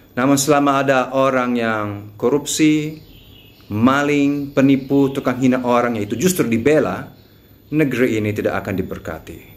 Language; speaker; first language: Indonesian; non-native, fluent; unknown